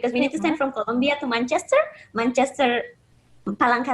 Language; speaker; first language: English; non-native, fluent; Indonesian